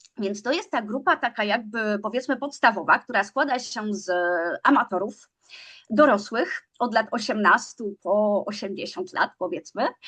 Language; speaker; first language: Polish; native; Polish